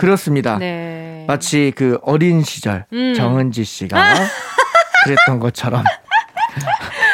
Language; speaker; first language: Korean; native; Korean